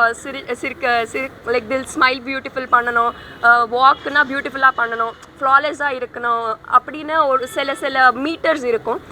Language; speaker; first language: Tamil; non-native, learner; Telugu